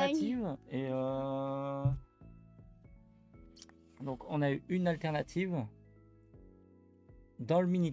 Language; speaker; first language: French; native; French